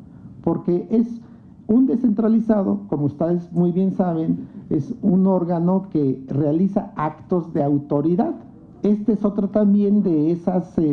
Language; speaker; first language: Spanish; native; Spanish